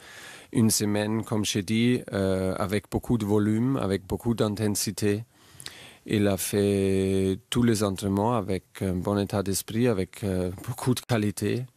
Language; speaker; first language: French; non-native, fluent; German